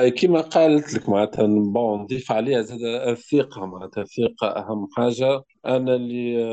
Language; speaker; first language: Arabic; native; Arabic